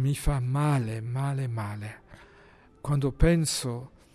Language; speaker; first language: Italian; non-native, fluent; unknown